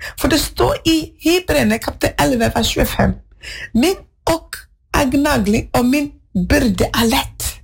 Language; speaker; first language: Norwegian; non-native, fluent; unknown